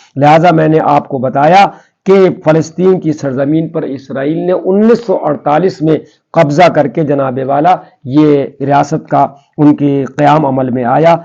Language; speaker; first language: Urdu; native; Urdu